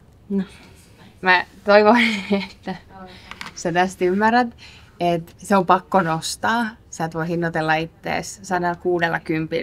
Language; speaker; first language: Finnish; native; Finnish